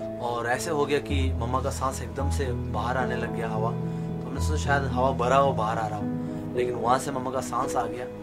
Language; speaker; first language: Hindi; non-native, local second language; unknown